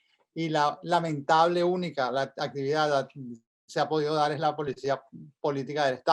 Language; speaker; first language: Spanish; native; Spanish